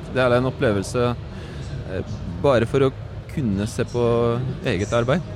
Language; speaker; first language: Norwegian; non-native, fluent; Polish